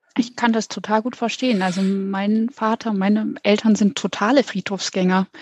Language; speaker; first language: German; native; German